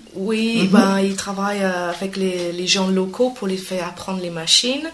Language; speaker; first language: French; non-native, fluent; English